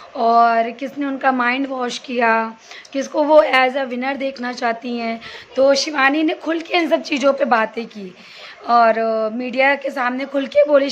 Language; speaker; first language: Hindi; native; Hindi